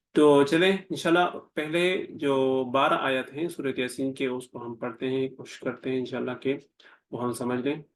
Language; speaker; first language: Urdu; non-native, local second language; Pashto